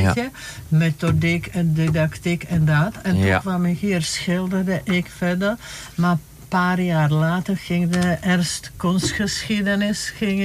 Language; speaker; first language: Dutch; non-native, fluent; Czech